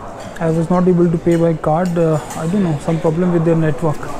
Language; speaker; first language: English; non-native, local second language; Hindi